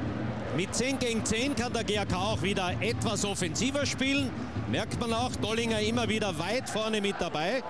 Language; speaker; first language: German; native; German